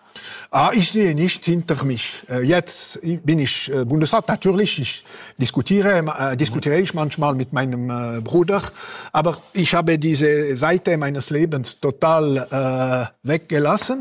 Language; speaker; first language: German; non-native, local second language; French